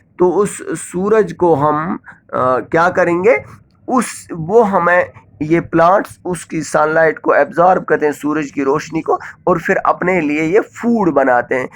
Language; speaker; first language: Urdu; non-native, local second language; Kashmiri